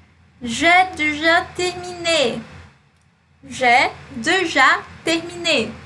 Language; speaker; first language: French; non-native, fluent; Portuguese